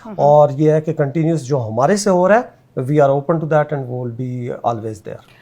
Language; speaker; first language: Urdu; non-native, local second language; Pashto